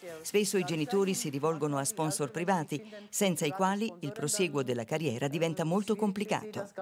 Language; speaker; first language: Italian; native; Italian